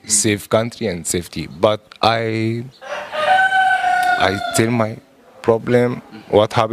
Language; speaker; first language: English; non-native, learner; Arabic